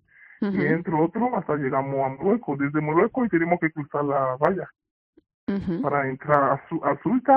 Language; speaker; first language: Spanish; non-native, learner; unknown